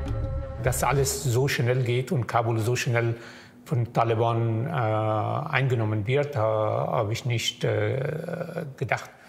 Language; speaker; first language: German; non-native, fluent; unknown